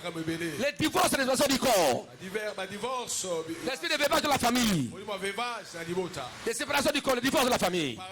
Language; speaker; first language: French; non-native, local second language; Lingala